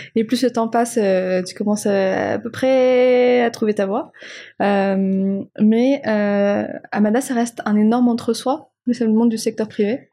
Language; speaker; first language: French; non-native, local second language; Malagasy